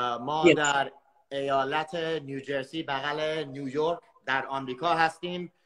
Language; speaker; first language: Persian; early bilingual, heritage; Persian